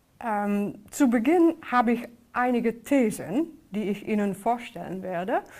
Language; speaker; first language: German; non-native, fluent; Dutch